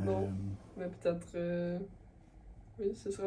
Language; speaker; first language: French; non-native, learner; Swedish